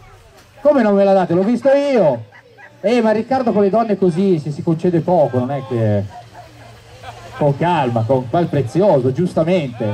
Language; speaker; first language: Italian; native; Italian